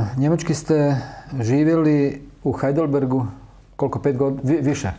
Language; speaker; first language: Croatian; native; Croatian